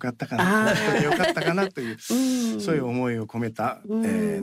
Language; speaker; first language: Japanese; native; Japanese